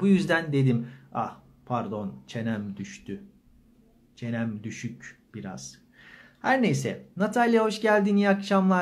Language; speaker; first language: Turkish; native; Turkish